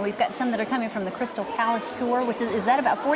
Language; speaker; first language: English; native; English